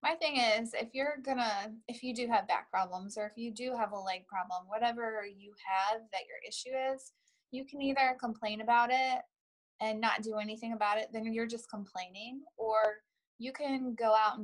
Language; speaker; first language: English; native; English